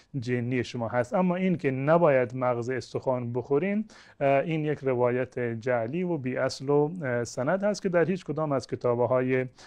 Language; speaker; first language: Persian; non-native, local second language; Baluchi